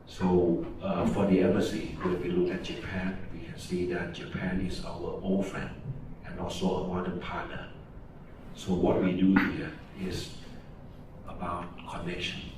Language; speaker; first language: English; non-native, fluent; Thai